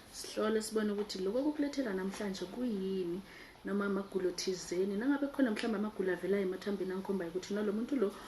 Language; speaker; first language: Zulu; native; Zulu